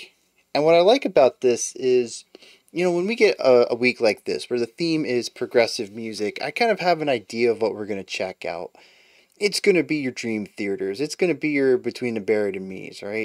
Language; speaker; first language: English; native; English